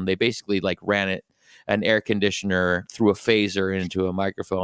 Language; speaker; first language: English; native; English